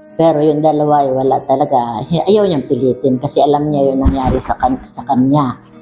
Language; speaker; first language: Filipino; non-native, local second language; Bikol